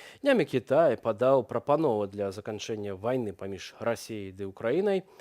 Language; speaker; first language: Belarusian; native; Belarusian